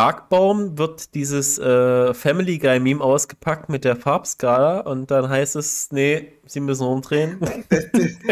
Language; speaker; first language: German; native; German